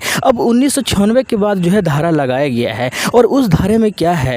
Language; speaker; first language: Hindi; native; Hindi